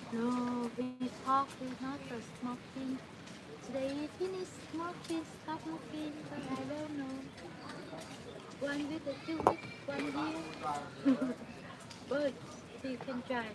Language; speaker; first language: English; non-native, learner; Vietnamese